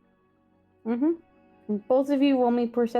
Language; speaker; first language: English; native; English